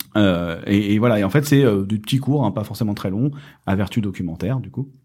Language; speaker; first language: French; native; French